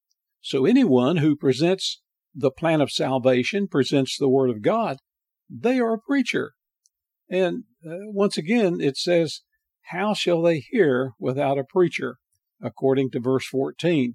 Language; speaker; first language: English; native; English